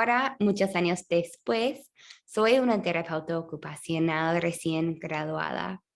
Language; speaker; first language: Spanish; non-native, fluent; English